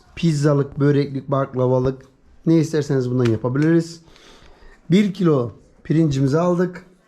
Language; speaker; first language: Turkish; native; Turkish